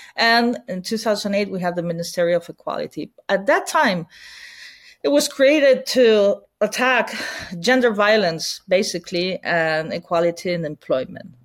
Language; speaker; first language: English; non-native, fluent; Spanish